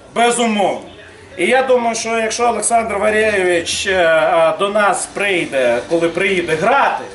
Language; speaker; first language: Ukrainian; native; Ukrainian